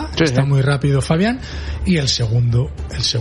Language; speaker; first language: Spanish; native; Spanish